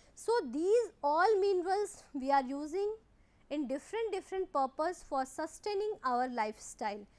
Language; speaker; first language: English; non-native, local second language; Hindi